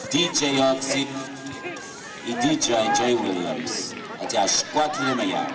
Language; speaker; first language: Portuguese; native; Portuguese